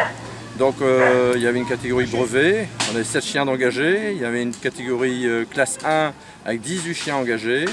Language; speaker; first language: French; native; French